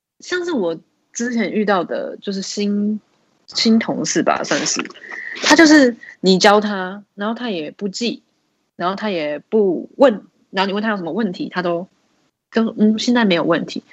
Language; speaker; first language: Chinese; native; Chinese